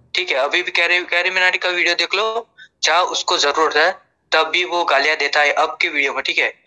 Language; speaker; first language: Hindi; non-native, local second language; Gujarati